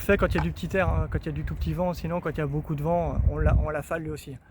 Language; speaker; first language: French; native; French